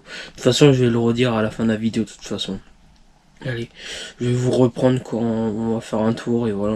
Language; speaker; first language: French; native; French